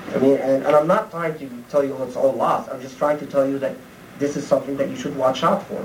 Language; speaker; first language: English; non-native, fluent; Arabic